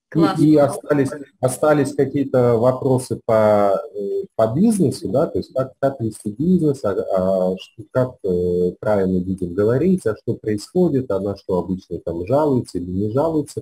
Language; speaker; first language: Russian; native; Russian